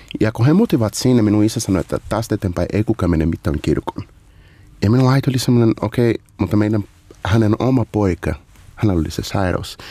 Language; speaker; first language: Finnish; non-native, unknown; Portuguese